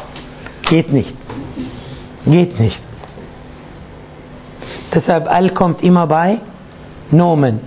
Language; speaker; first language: German; non-native, fluent; Arabic